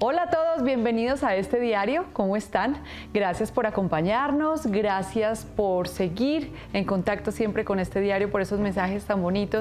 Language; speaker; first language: Spanish; native; Spanish